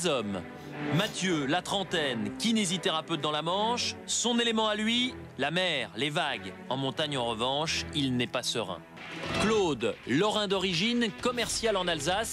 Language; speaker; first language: French; native; French